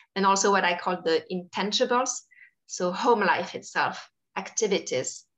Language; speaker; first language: English; non-native, fluent; French